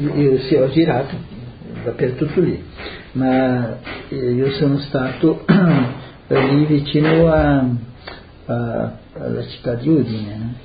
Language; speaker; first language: Italian; early bilingual, heritage; Portuguese